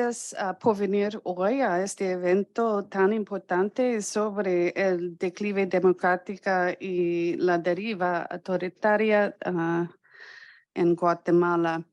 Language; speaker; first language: Spanish; non-native, fluent; English